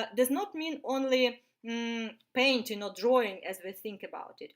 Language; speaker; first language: English; non-native, fluent; Ukrainian